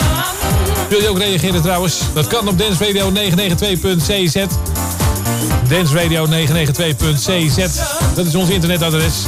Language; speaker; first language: Dutch; native; Dutch